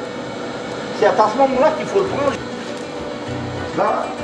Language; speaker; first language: French; native; French